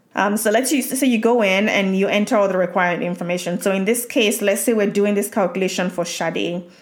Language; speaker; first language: English; non-native, local second language; Yoruba